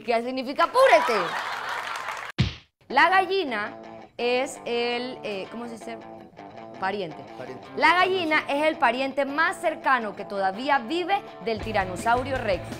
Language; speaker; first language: Spanish; native; Spanish